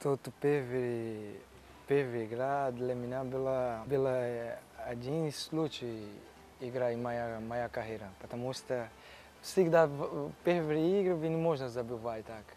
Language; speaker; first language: Russian; non-native, learner; Portuguese